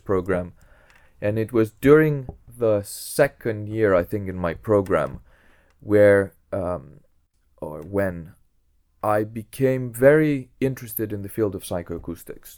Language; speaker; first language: English; non-native, fluent; Greek